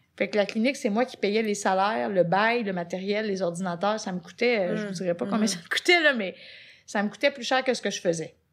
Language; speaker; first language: French; native; French